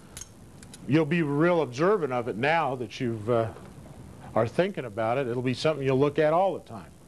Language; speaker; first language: English; native; English